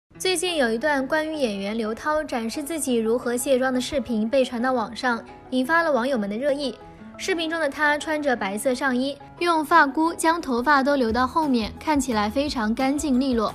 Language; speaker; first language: Chinese; native; Chinese